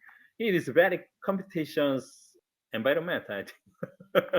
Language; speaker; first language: English; non-native, learner; Korean